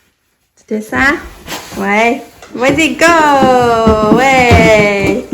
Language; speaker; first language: French; native; French